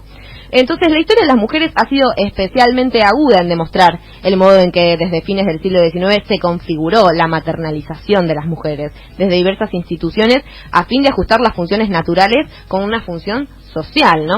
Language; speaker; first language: Spanish; native; Spanish